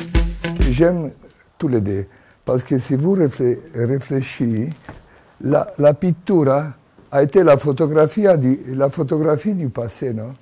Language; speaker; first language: French; non-native, fluent; Italian